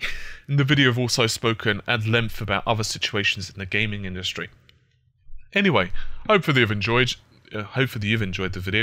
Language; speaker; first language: English; native; English